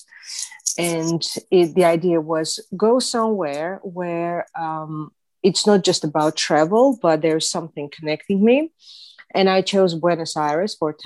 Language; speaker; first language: English; non-native, fluent; Russian